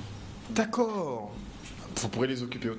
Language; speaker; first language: French; native; French